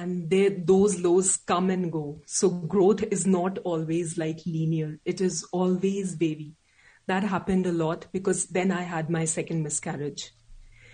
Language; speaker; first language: English; non-native, local second language; Hindi